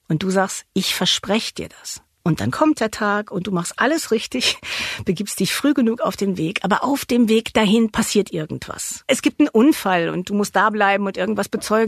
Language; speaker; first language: German; native; German